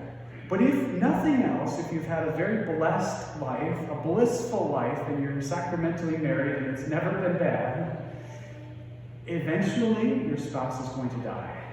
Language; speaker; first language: English; native; English